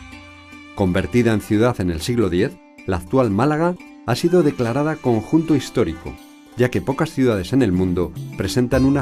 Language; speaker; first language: Spanish; native; Spanish